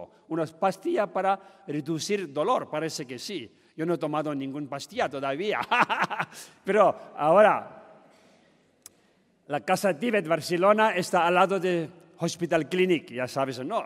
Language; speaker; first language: Spanish; non-native, learner; Tibetan